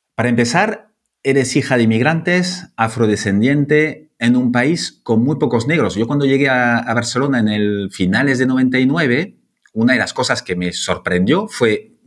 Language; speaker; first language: Spanish; non-native, fluent; French